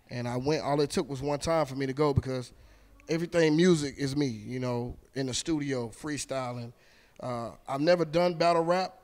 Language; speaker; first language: English; native; English